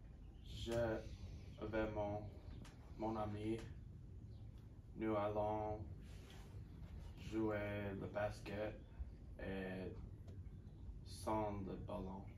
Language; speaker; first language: French; non-native, learner; English